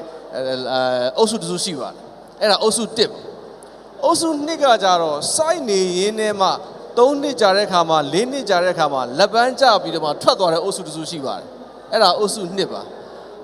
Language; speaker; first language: Burmese; native; Burmese